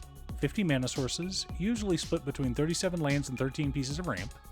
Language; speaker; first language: English; native; English